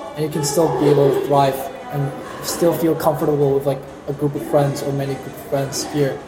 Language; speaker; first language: English; native; English